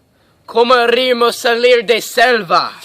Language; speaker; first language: Spanish; non-native, learner; English